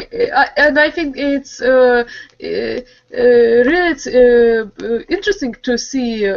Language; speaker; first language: English; non-native, learner; Russian